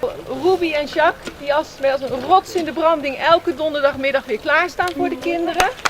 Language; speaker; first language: Dutch; native; Dutch